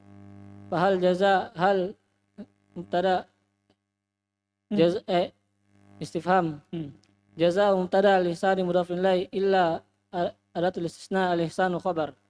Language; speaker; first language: Arabic; non-native, learner; Indonesian